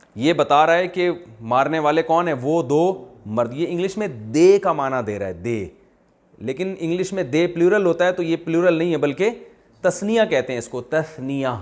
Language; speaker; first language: Urdu; native; Urdu